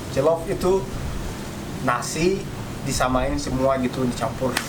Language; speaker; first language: Indonesian; non-native, fluent; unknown